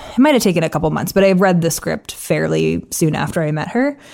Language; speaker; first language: English; native; English